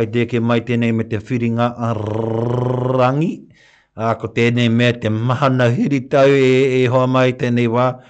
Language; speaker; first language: Māori; non-native, local second language; English